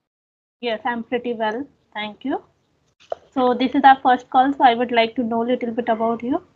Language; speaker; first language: English; non-native, local second language; Hindi